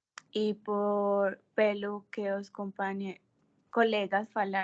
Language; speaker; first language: Portuguese; non-native, fluent; Spanish